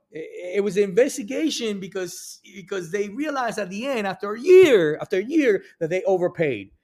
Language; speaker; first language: English; early bilingual, other home language; Spanish